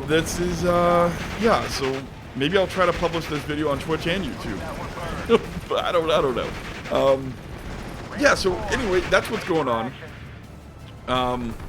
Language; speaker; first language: English; native; English